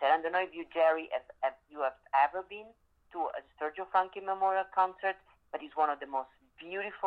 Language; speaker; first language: English; non-native, fluent; Italian